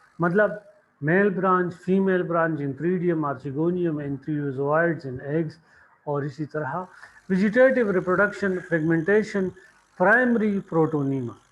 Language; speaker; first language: Urdu; non-native, local second language; Pashto